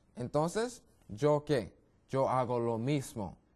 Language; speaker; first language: Spanish; non-native, learner; English